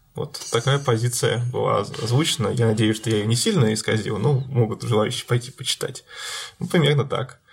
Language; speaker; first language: Russian; native; Russian